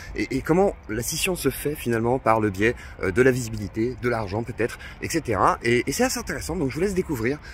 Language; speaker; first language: French; native; French